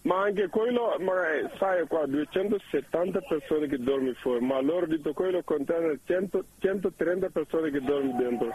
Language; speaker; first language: Italian; non-native, learner; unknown